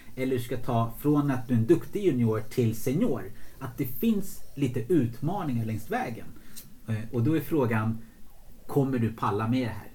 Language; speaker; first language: Swedish; early bilingual, other home language; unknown